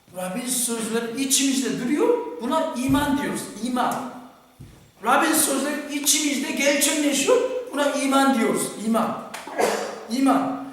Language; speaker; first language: Turkish; non-native, fluent; Korean